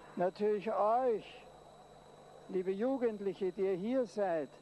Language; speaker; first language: German; native; German